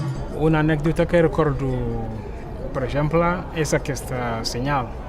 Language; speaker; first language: Catalan; non-native, fluent; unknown